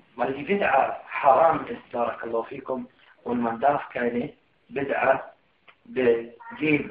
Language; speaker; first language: German; non-native, fluent; Arabic